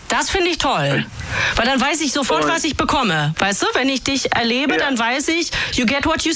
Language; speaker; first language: German; native; German